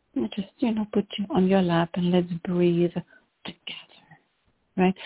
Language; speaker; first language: English; non-native, fluent; French